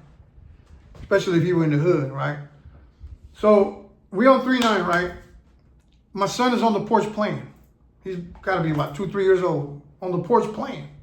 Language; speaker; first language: English; native; English